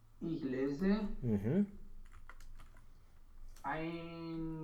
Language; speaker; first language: German; non-native, learner; Romanian